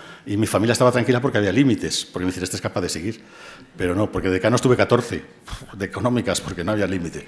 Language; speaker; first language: Spanish; native; Spanish